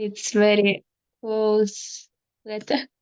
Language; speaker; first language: English; non-native, learner; Russian